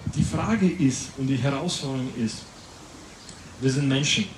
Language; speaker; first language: German; non-native, fluent; Latvian